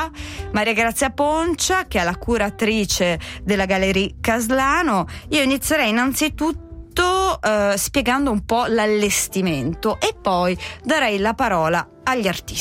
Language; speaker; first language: Italian; native; Italian